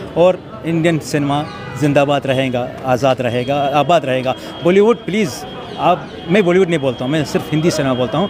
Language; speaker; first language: Hindi; non-native, fluent; Arabic